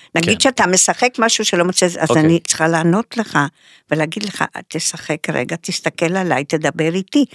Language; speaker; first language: Hebrew; non-native, fluent; Romanian